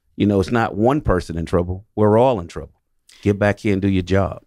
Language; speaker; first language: English; native; English